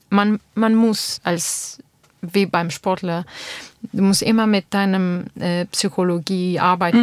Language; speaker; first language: German; non-native, learner; Armenian